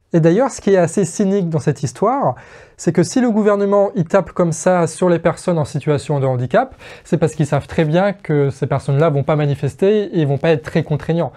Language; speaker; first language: French; native; French